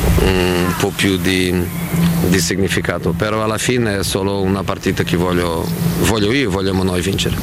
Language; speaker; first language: Italian; non-native, fluent; Portuguese